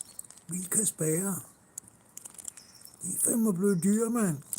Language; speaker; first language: Danish; non-native, local second language; Kalaallisut